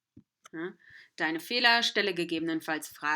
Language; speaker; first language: German; non-native, fluent; English